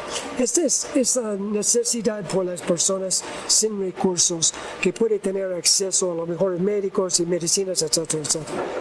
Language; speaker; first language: Spanish; non-native, learner; English